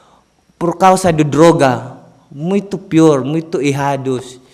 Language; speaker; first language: Portuguese; non-native, learner; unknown